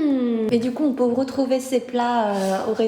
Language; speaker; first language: French; non-native, learner; Korean